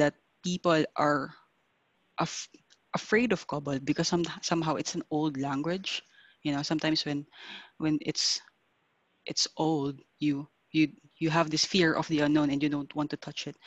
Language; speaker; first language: English; non-native, local second language; Filipino